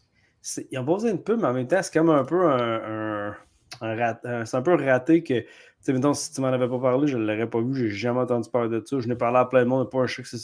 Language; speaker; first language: French; native; French